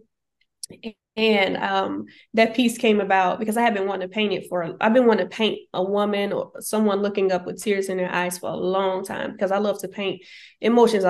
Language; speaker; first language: English; native; English